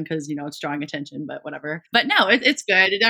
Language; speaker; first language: English; native; English